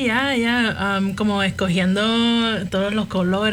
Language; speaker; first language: Spanish; early bilingual, heritage; Spanish